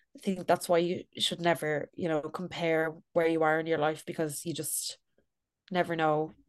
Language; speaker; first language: English; native; English